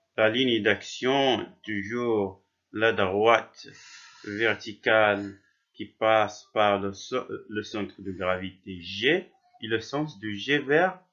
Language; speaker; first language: French; non-native, local second language; Arabic